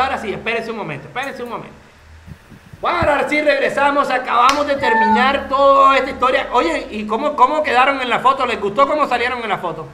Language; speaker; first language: Spanish; native; Spanish